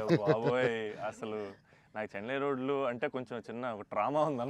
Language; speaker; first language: Telugu; native; Telugu